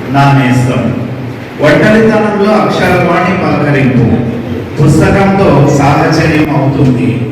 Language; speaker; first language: Telugu; native; Telugu